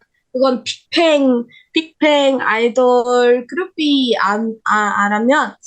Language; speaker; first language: Korean; non-native, learner; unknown